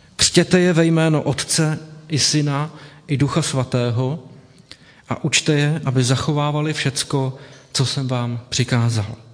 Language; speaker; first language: Czech; native; Czech